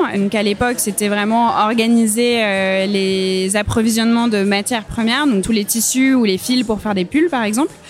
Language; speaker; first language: French; native; French